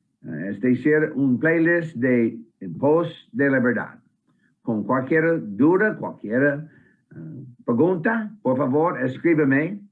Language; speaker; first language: Spanish; non-native, fluent; English